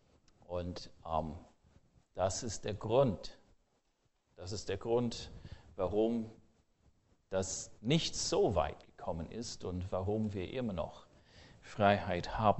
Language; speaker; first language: German; non-native, fluent; English